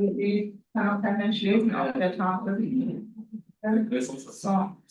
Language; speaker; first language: German; native; German